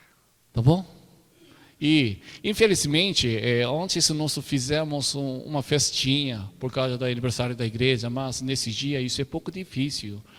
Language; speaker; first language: Portuguese; non-native, learner; Korean